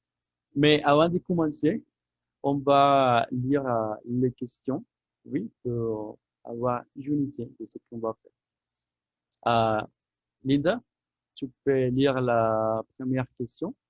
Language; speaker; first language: French; non-native, fluent; Spanish